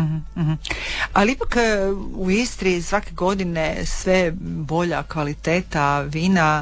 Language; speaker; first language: Serbian; native; Serbian